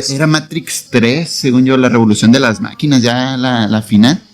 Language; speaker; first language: Spanish; native; Spanish